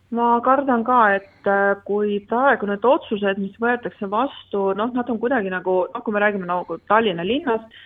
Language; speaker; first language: Estonian; non-native, local second language; Russian